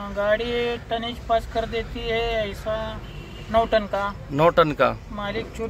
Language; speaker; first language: Hindi; non-native, local second language; Marathi